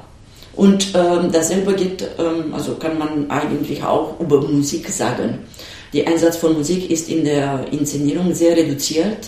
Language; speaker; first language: German; non-native, fluent; Romanian